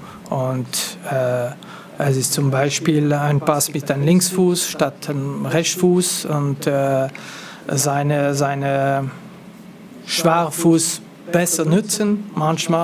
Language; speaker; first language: German; non-native, local second language; French